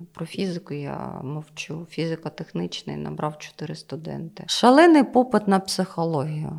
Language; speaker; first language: Ukrainian; non-native, local second language; Russian